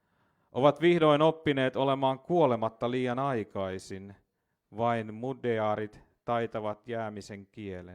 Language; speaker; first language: Finnish; native; Finnish